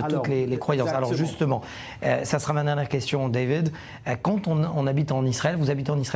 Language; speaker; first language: French; native; French